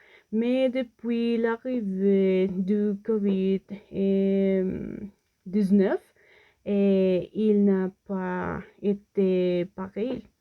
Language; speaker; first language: French; non-native, learner; Spanish